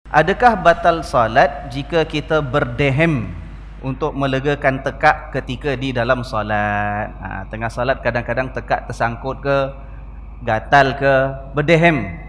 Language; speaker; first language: Malay; native; Malay